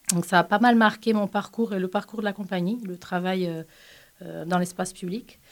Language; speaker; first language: French; non-native, fluent; Portuguese